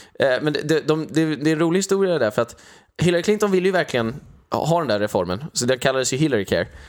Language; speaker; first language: Swedish; native; Swedish